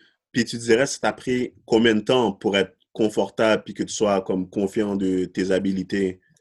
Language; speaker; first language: French; native; French